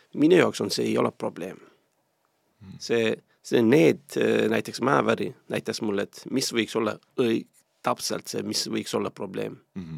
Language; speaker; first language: Estonian; non-native, fluent; Turkish